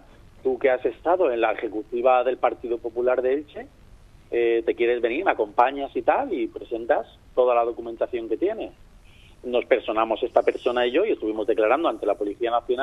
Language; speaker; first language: Spanish; native; Spanish